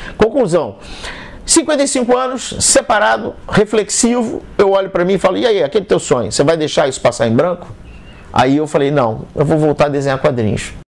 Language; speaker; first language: Portuguese; native; Portuguese